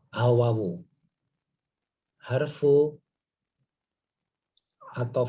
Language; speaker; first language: Arabic; non-native, learner; Indonesian